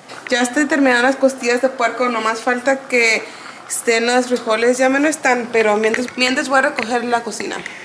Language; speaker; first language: Spanish; early bilingual, heritage; Spanish